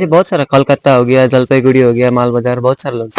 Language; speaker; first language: Hindi; non-native, local second language; Nepali